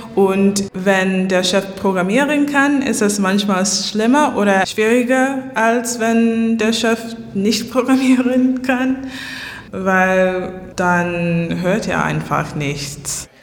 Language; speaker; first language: German; non-native, learner; English